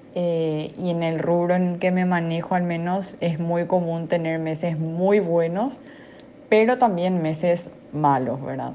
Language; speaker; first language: Spanish; native; Spanish